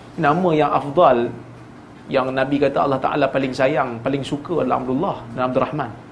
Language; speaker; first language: Malay; native; Malay